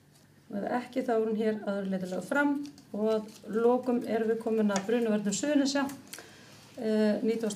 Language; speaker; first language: Icelandic; native; Icelandic